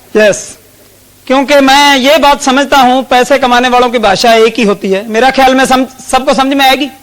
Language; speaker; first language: Hindi; non-native, local second language; Punjabi